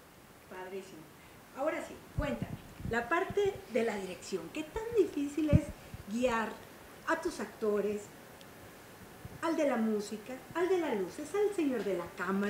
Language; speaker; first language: Spanish; native; Spanish